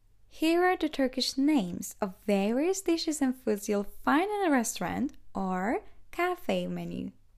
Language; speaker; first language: English; non-native, fluent; Turkish